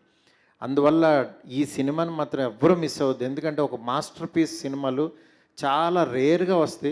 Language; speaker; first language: Telugu; native; Telugu